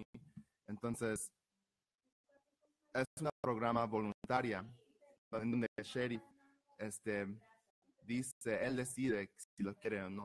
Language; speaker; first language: Spanish; early bilingual, heritage; Spanish